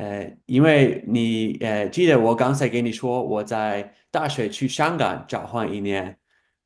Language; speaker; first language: Chinese; non-native, fluent; English